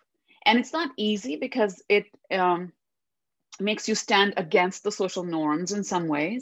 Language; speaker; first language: English; non-native, local second language; Hindi